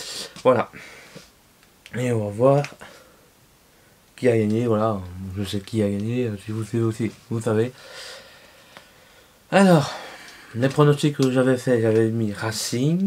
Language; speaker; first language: French; native; French